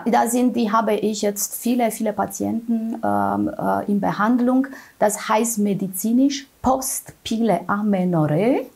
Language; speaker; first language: German; non-native, fluent; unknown